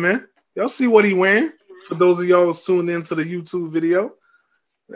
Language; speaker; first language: English; native; English